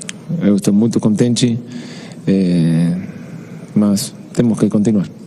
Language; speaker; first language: Portuguese; non-native, fluent; Spanish